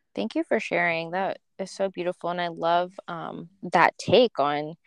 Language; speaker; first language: English; early bilingual, other home language; Spanish